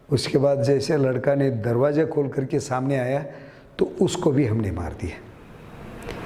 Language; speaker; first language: Hindi; non-native, local second language; Kannada